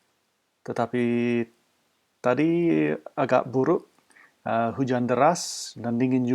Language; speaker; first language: Indonesian; non-native, fluent; English